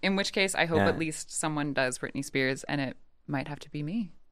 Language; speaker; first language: English; non-native, local second language; French